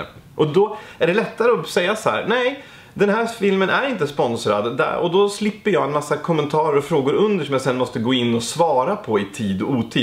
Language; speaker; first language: Swedish; native; Swedish